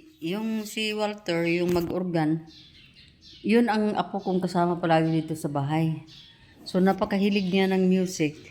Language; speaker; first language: Filipino; non-native, local second language; Cebuano